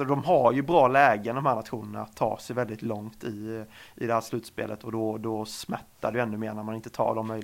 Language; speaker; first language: Swedish; native; Swedish